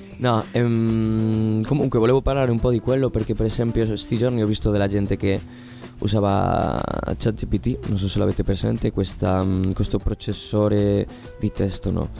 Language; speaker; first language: Italian; non-native, fluent; Spanish